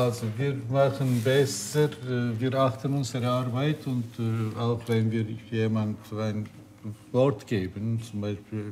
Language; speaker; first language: German; non-native, learner; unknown